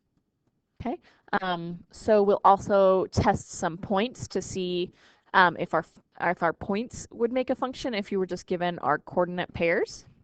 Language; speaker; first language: English; native; English